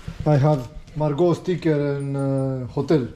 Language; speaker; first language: English; non-native, learner; Spanish